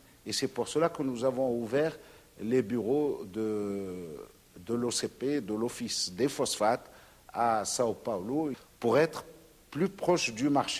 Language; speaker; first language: French; non-native, local second language; Arabic